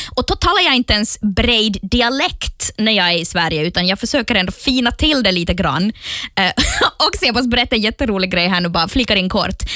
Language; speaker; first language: Swedish; native; Swedish